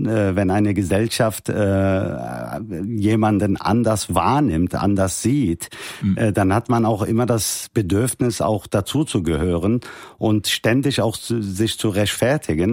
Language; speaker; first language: German; early bilingual, heritage; Turkish